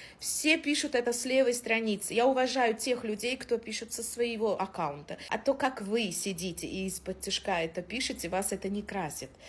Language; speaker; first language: Russian; native; Russian